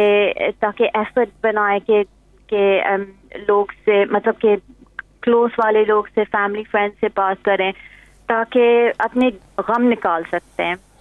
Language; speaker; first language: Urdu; early bilingual, heritage; English